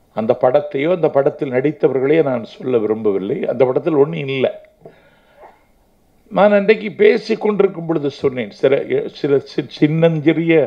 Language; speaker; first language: Tamil; native; Tamil